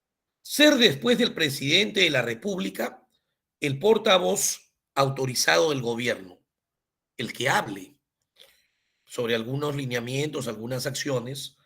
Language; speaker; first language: Spanish; native; Spanish